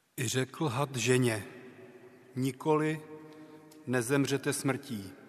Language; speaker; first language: Czech; native; Czech